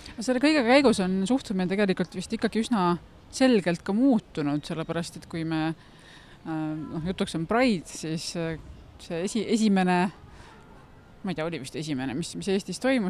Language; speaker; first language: Estonian; native; Estonian